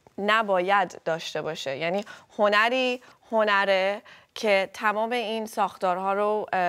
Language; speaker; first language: Persian; native; Persian